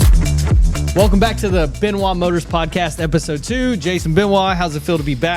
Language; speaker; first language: English; native; English